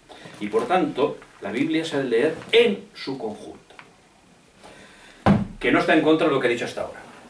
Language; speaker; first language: Spanish; native; Spanish